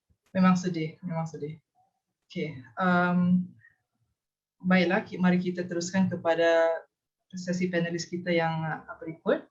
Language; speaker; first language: Malay; native; Malay